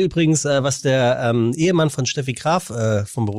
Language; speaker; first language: German; native; German